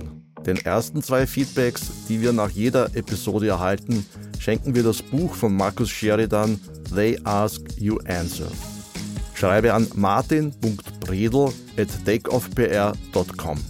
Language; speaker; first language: German; native; German